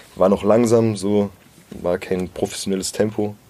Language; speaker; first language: German; native; German